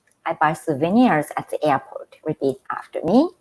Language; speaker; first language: English; non-native, fluent; Japanese